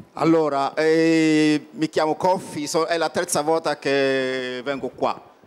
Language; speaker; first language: Italian; non-native, fluent; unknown